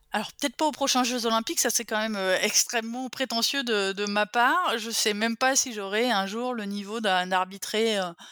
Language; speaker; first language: French; native; French